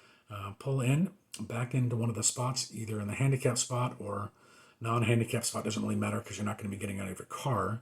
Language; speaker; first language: English; native; English